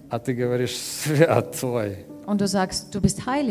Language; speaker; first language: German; non-native, fluent; Russian